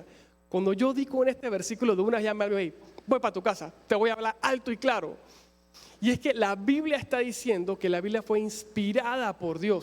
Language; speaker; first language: Spanish; native; Spanish